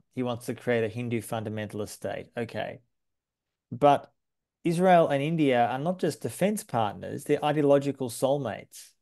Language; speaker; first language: English; native; English